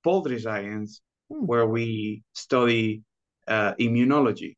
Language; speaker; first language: English; non-native, fluent; Spanish